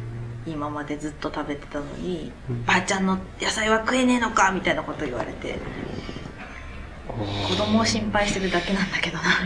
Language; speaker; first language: Japanese; native; Japanese